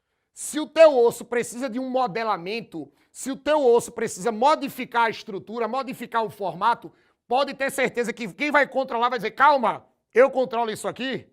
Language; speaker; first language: Portuguese; native; Portuguese